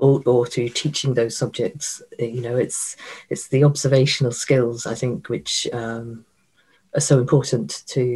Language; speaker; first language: English; native; English